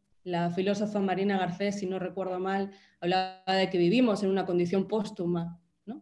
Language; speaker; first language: Spanish; native; Spanish